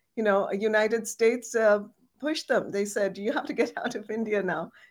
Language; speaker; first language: English; non-native, local second language; Bangla